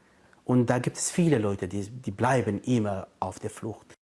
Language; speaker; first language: German; non-native, fluent; Kurdish